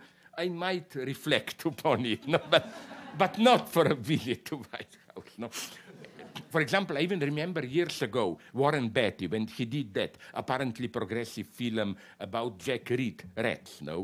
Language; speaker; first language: English; non-native, fluent; Slovenian